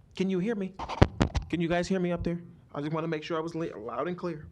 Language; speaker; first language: English; native; English